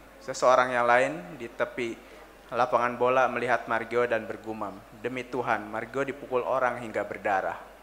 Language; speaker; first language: Indonesian; non-native, local second language; Sundanese